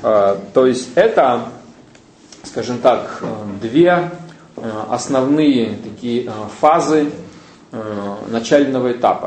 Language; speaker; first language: Russian; native; Russian